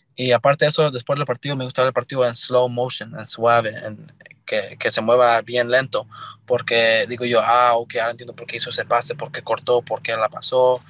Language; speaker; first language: Spanish; early bilingual, heritage; Spanish